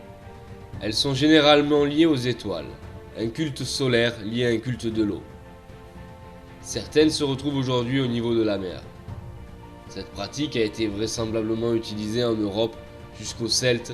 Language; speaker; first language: French; native; French